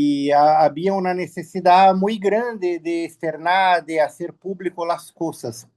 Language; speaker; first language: Spanish; non-native, learner; Portuguese